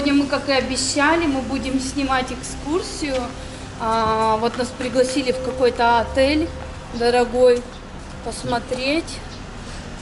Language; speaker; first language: Russian; native; Russian